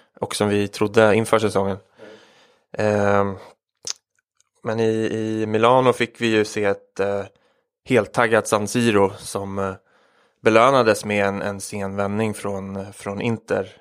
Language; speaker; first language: Swedish; native; Swedish